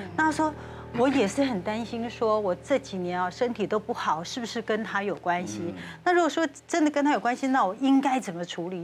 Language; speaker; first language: Chinese; native; Chinese